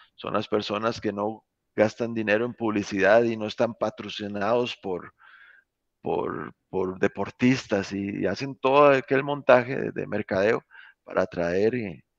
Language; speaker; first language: Spanish; native; Spanish